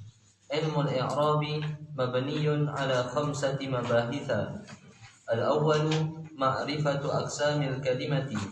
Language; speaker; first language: Arabic; non-native, learner; Malay